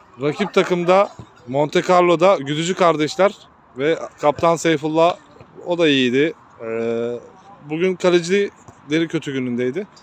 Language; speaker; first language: Turkish; native; Turkish